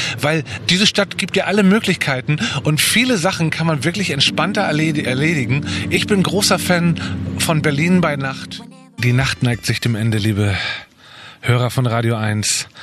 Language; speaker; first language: German; native; German